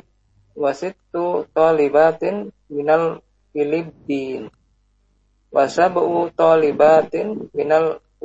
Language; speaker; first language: Arabic; non-native, learner; Indonesian